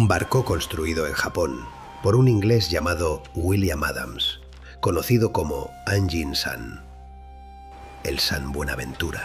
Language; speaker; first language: Spanish; native; Spanish